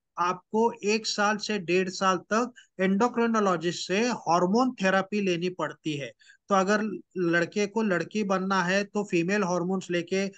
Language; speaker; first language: Hindi; non-native, local second language; Marathi